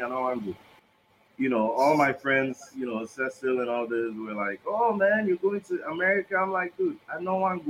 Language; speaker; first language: English; non-native, local second language; Krio